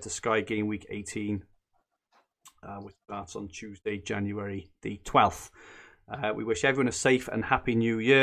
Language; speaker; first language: English; native; English